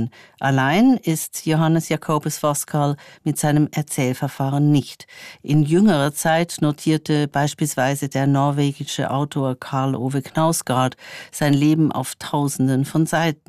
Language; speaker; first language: German; native; German